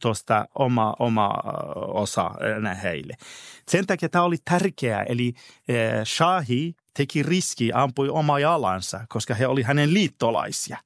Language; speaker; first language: Finnish; non-native, fluent; Persian